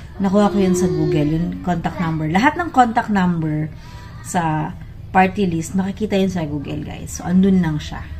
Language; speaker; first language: Filipino; native; Filipino